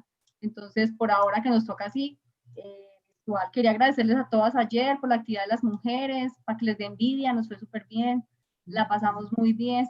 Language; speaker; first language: Spanish; native; Spanish